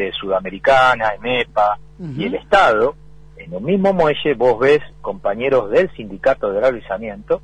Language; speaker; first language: Spanish; native; Spanish